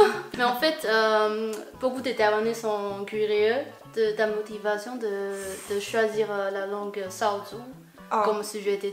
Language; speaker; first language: French; non-native, fluent; Chinese